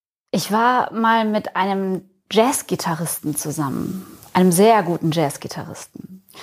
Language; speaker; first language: German; native; German